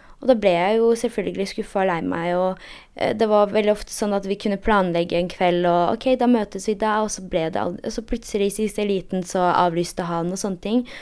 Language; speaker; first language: Norwegian; early bilingual, other home language; Polish